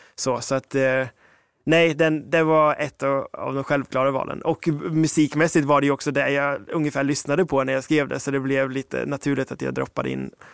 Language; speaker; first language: Swedish; early bilingual, other home language; English